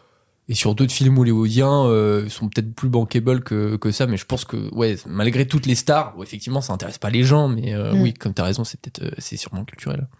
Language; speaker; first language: French; native; French